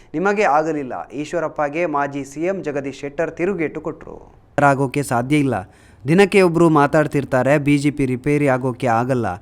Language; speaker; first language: Kannada; native; Kannada